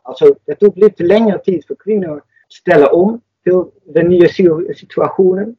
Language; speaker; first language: Swedish; non-native, fluent; Dutch